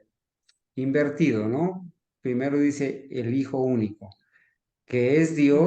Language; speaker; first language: Spanish; native; Spanish